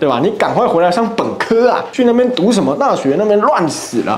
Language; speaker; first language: Chinese; native; Chinese